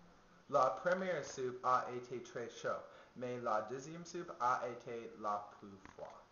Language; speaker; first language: French; non-native, learner; English